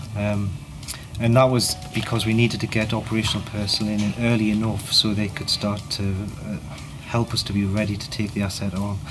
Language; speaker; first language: English; native; English